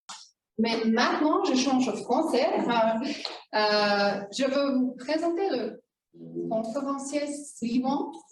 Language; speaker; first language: French; non-native, fluent; German